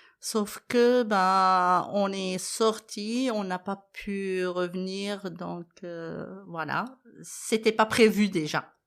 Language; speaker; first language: French; non-native, fluent; Arabic